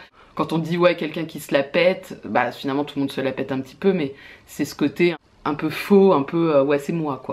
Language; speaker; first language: French; native; French